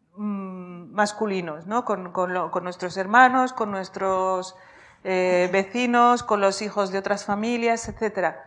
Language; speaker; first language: Spanish; native; Spanish